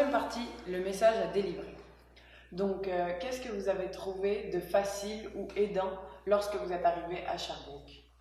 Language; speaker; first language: French; native; French